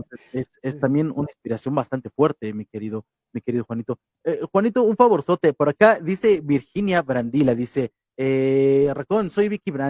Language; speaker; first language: Spanish; native; Spanish